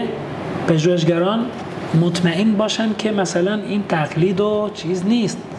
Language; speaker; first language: Persian; non-native, fluent; Albanian